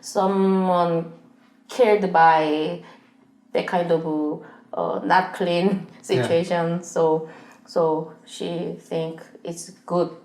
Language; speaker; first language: English; non-native, learner; Korean